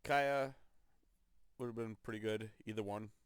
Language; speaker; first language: English; native; English